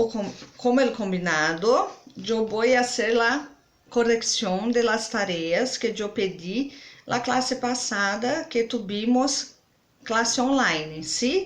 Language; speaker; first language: Spanish; non-native, fluent; Portuguese